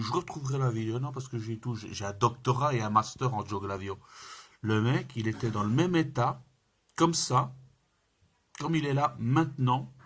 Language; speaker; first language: French; native; French